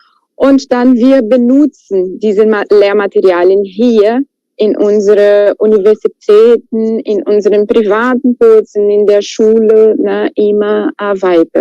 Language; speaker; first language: German; non-native, fluent; Portuguese